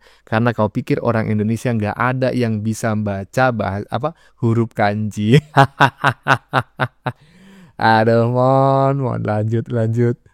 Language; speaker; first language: Indonesian; native; Indonesian